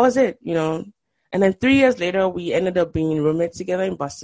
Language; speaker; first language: English; non-native, local second language; Yoruba